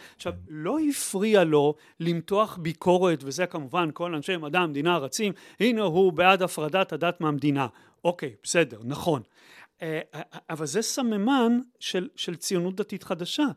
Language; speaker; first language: Hebrew; native; Hebrew